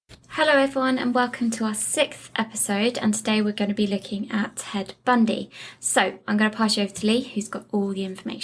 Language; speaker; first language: English; native; English